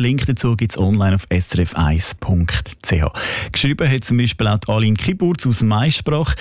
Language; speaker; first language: German; native; German